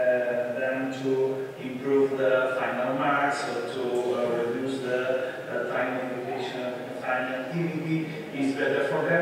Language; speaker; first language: English; non-native, fluent; Spanish